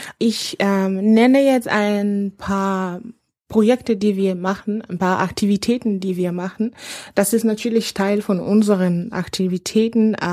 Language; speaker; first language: German; non-native, fluent; Bambara